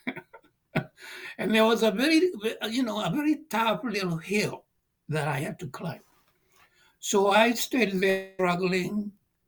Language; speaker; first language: English; non-native, local second language; Kikuyu